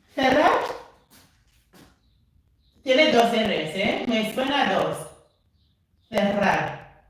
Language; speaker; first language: Spanish; non-native, fluent; English